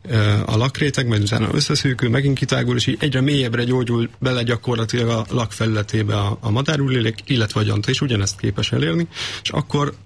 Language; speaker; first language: Hungarian; native; Hungarian